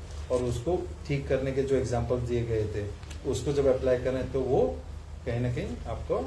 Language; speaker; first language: Hindi; native; Hindi